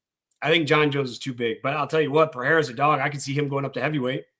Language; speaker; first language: English; native; English